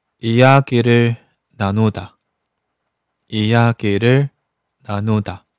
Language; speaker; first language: Korean; non-native, fluent; Chinese